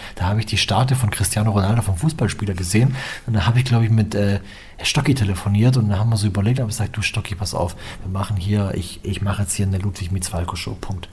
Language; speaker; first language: German; native; German